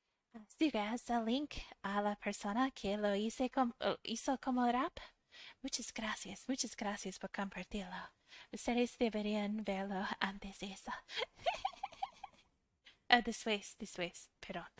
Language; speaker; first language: Spanish; non-native, fluent; English